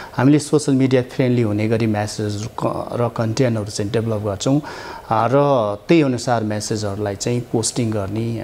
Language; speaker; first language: Nepali; native; Nepali